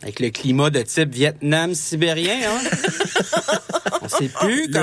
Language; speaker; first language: French; native; French